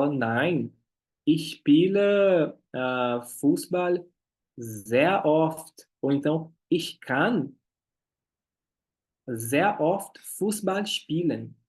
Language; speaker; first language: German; non-native, fluent; Portuguese